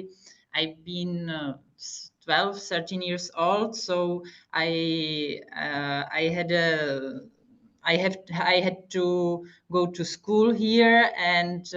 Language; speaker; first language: English; non-native, fluent; Hungarian